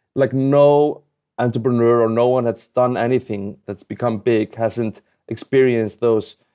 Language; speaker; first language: English; non-native, fluent; Icelandic